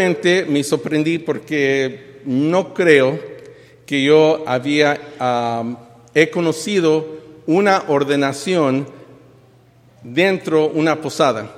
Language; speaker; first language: Spanish; early bilingual, heritage; Spanish